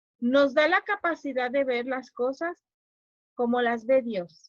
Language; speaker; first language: Spanish; native; Spanish